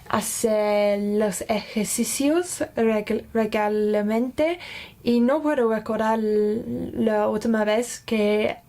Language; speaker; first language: Spanish; non-native, learner; English